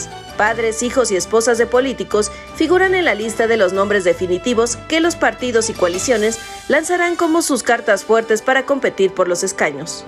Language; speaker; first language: Spanish; native; Spanish